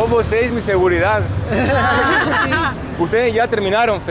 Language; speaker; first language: Portuguese; non-native, learner; Greek